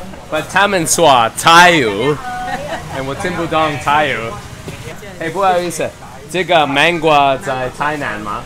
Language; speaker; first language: Chinese; non-native, learner; English